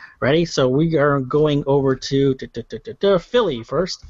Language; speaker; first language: English; native; English